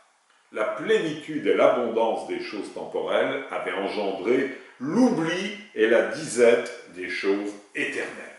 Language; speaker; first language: French; native; French